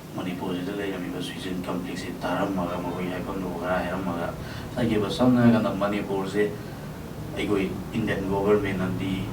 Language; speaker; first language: Manipuri; native; Manipuri